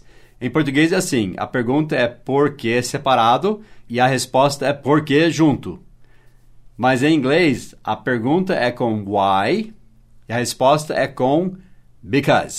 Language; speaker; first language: Portuguese; early bilingual, other home language; English